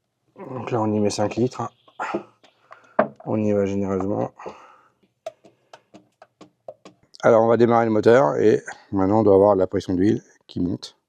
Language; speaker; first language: French; native; French